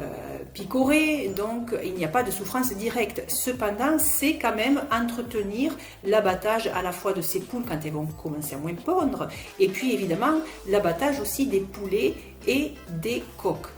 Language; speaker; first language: French; native; French